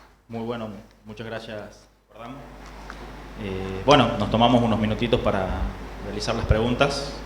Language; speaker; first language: Spanish; native; Spanish